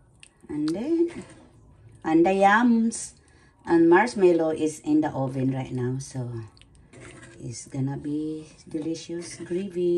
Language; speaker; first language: English; non-native, learner; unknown